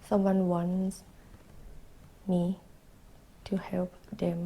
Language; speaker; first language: English; non-native, learner; Thai